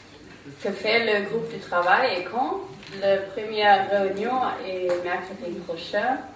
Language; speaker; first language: French; non-native, learner; German